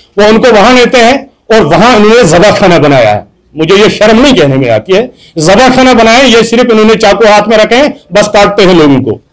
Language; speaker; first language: Urdu; non-native, local second language; Kashmiri